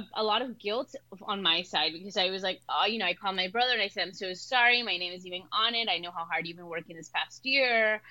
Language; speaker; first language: English; early bilingual, other home language; Spanish